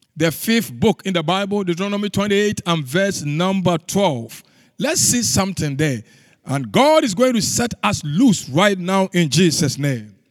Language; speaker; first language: English; non-native, local second language; Akan